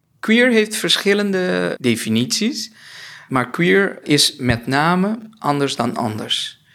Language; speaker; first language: Dutch; non-native, local second language; Papiamento